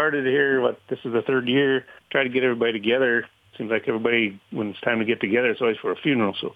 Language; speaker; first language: English; native; English